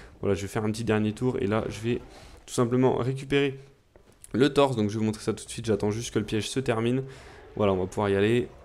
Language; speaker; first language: French; native; French